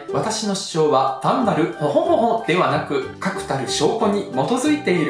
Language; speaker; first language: Japanese; early bilingual, other home language; Russian